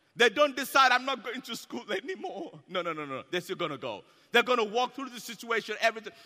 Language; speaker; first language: English; non-native, local second language; Yoruba